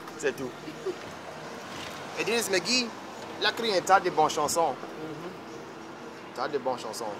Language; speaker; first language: French; non-native, learner; English